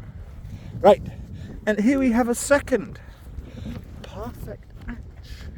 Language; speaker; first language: English; native; English